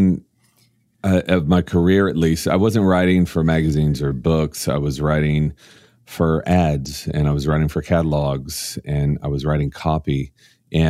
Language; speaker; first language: English; native; English